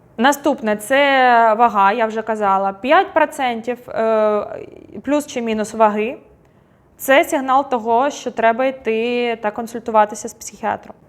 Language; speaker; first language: Ukrainian; non-native, local second language; Russian